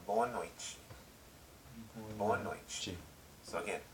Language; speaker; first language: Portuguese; non-native, learner; English